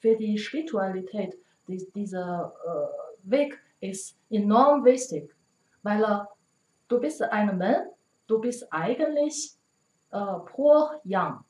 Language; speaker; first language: German; non-native, learner; Chinese